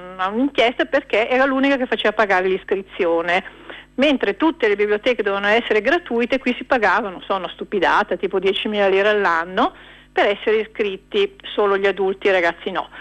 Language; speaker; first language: Italian; native; Italian